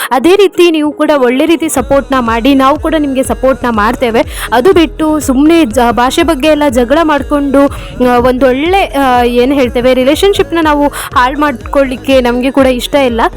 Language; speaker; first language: Kannada; non-native, local second language; Tulu